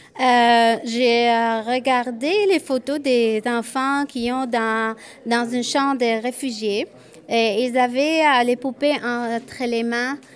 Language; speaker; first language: French; non-native, fluent; Arabic